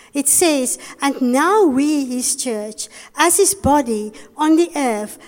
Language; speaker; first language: English; non-native, local second language; Afrikaans